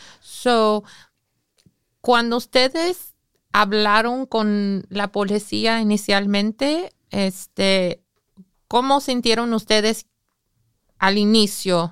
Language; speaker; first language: Spanish; early bilingual, heritage; English